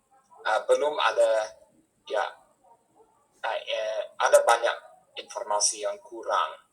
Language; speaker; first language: Indonesian; non-native, fluent; English